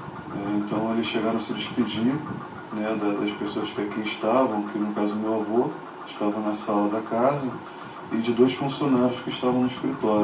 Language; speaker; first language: Portuguese; native; Portuguese